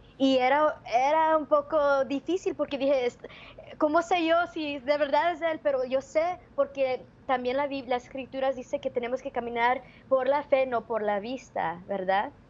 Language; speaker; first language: Spanish; early bilingual, heritage; Spanish